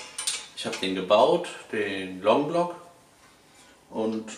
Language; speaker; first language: German; native; German